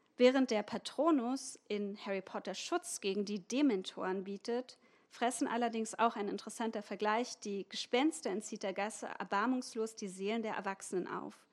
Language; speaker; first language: German; native; German